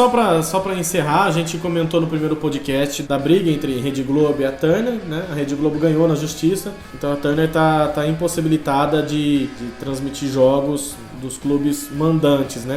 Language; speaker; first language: Portuguese; native; Portuguese